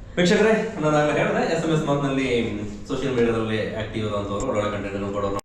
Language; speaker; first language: Kannada; non-native, local second language; Kodava